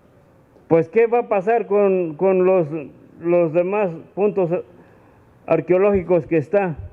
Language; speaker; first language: Spanish; native; Spanish